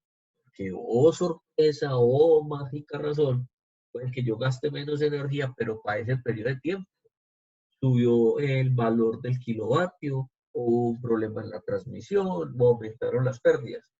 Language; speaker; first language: Spanish; native; Spanish